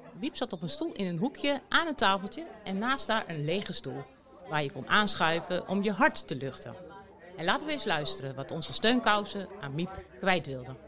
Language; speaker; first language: Dutch; native; Dutch